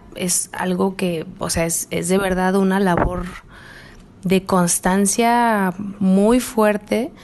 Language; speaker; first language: Spanish; native; Spanish